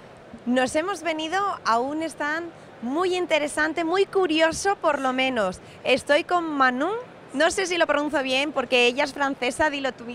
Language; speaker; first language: Spanish; native; Spanish